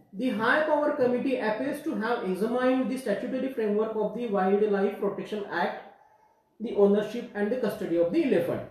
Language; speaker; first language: English; non-native, local second language; Marathi